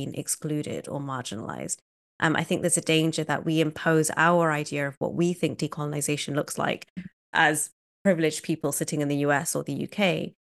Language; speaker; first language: English; native; English